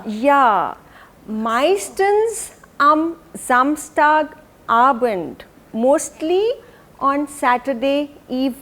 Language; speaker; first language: German; non-native, fluent; Hindi